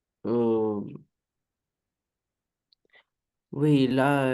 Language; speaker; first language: French; non-native, learner; Romanian